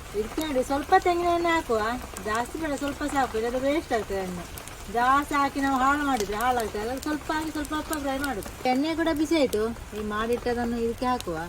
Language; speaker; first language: Kannada; native; Kannada